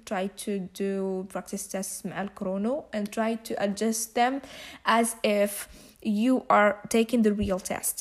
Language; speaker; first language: English; non-native, fluent; Arabic